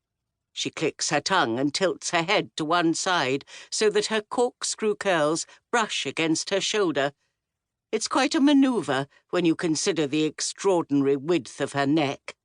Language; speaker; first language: English; native; English